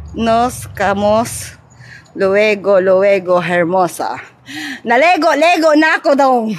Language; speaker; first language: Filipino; non-native, local second language; Cebuano